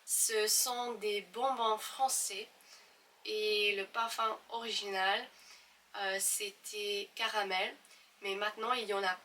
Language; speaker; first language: French; non-native, fluent; English